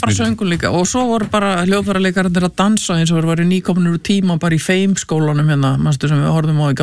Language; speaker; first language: Icelandic; native; Icelandic